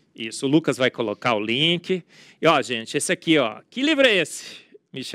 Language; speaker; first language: Portuguese; native; Portuguese